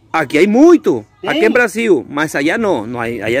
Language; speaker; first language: Portuguese; non-native, learner; Spanish